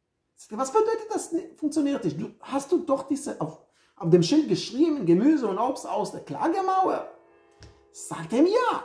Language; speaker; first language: German; non-native, fluent; Hebrew